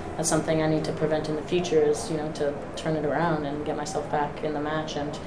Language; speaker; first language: English; native; English